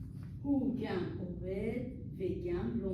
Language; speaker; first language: Hebrew; non-native, learner; English